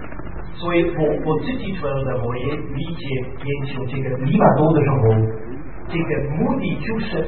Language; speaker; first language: Chinese; non-native, fluent; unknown